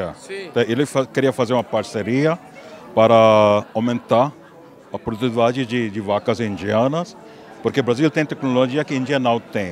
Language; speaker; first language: Portuguese; non-native, fluent; Hindi